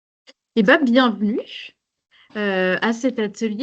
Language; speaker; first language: French; native; French